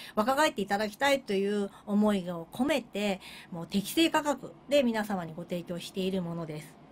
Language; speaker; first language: Japanese; native; Japanese